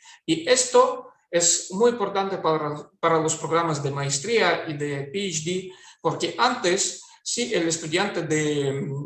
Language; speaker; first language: Spanish; non-native, fluent; Russian